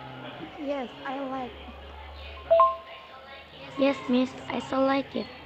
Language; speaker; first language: English; non-native, learner; Indonesian